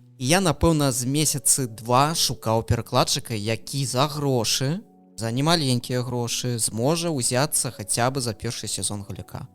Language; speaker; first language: Belarusian; non-native, local second language; Russian